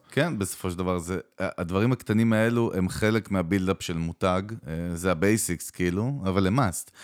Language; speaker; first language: Hebrew; native; Hebrew